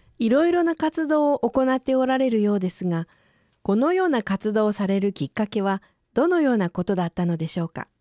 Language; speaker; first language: Japanese; native; Japanese